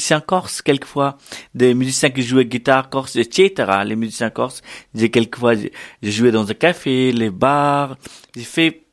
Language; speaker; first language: French; non-native, learner; Hindi